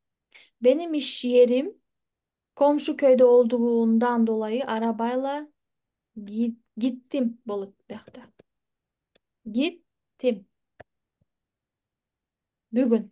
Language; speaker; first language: Turkish; non-native, fluent; Kyrgyz